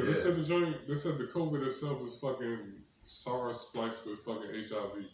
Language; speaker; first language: English; native; English